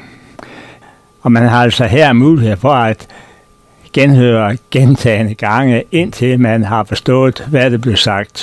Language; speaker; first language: Danish; native; Danish